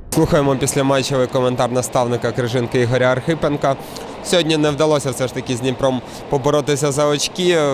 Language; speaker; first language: Ukrainian; native; Ukrainian